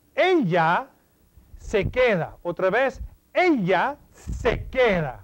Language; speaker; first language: Spanish; non-native, fluent; English